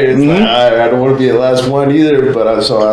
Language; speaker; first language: English; native; English